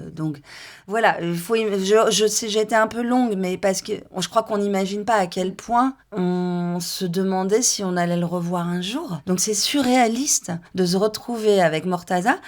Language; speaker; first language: French; native; French